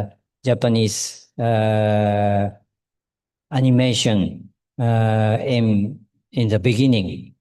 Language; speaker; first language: English; non-native, fluent; Japanese